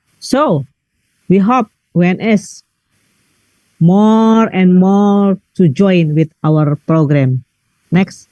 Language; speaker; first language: English; non-native, learner; Indonesian